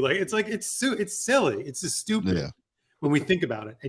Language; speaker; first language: English; native; English